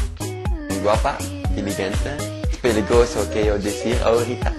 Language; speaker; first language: Spanish; non-native, learner; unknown